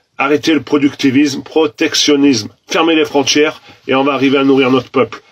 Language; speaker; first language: French; native; French